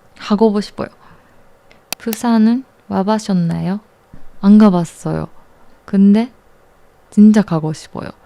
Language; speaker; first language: Korean; non-native, learner; Japanese